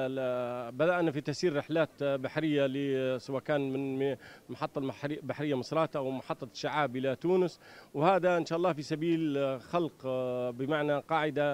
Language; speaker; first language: Arabic; native; Arabic